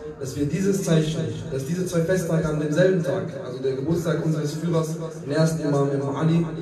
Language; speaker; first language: German; non-native, fluent; Persian